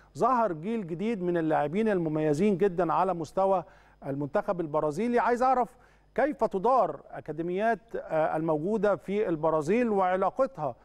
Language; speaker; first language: Arabic; native; Arabic